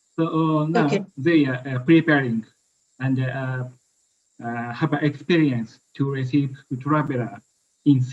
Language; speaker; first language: English; non-native, learner; Japanese